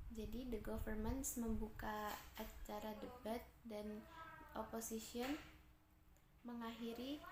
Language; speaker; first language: English; non-native, learner; Indonesian